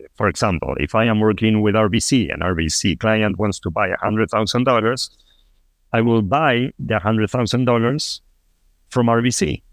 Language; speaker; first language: English; non-native, fluent; Spanish